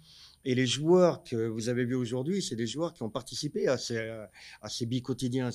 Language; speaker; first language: French; native; French